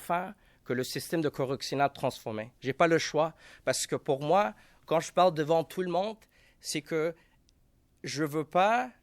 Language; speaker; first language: French; non-native, local second language; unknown